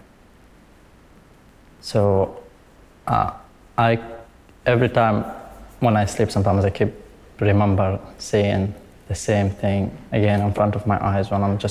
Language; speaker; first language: English; non-native, learner; Arabic